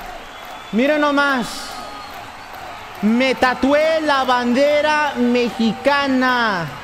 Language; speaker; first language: Spanish; native; Spanish